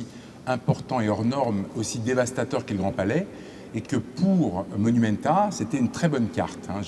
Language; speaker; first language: French; native; French